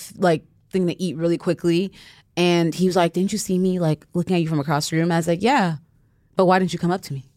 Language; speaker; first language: English; non-native, fluent; French